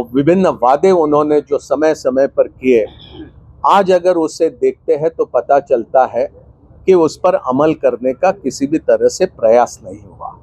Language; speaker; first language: Hindi; non-native, local second language; Gujarati